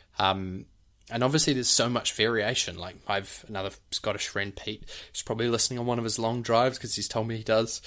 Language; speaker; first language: English; native; English